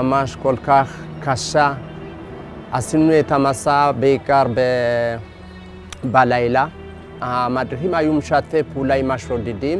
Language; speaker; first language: Hebrew; non-native, fluent; Amharic